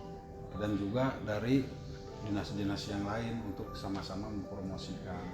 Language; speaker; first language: Indonesian; native; Indonesian